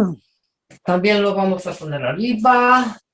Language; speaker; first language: Spanish; non-native, fluent; Romanian